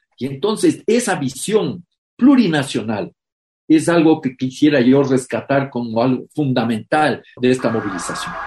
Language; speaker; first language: Spanish; native; Spanish